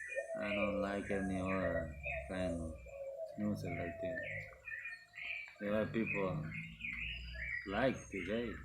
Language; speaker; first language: English; non-native, learner; Spanish